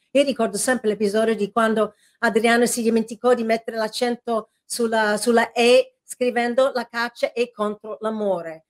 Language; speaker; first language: Italian; non-native, fluent; English